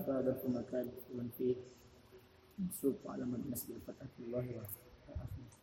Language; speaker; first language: Arabic; non-native, learner; Indonesian